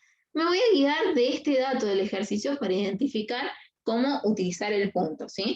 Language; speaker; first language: Spanish; native; Spanish